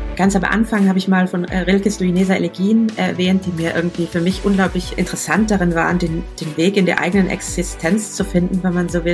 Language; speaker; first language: German; native; German